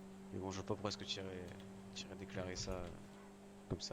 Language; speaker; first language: French; native; French